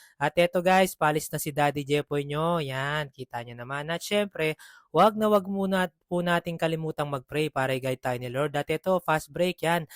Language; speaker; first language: Filipino; native; Filipino